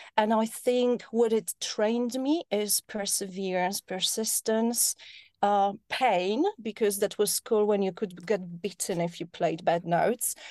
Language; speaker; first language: English; non-native, fluent; Polish